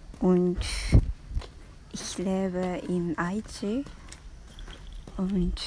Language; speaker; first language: German; non-native, learner; Japanese